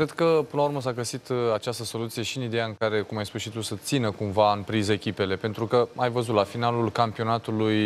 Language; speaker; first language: Romanian; native; Romanian